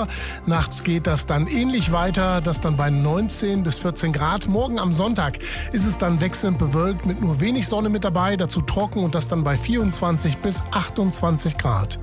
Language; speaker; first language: German; native; German